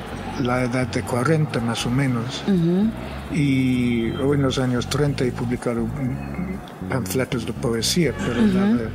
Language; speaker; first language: Spanish; non-native, fluent; English